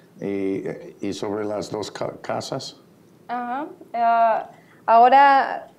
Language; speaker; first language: Spanish; non-native, fluent; English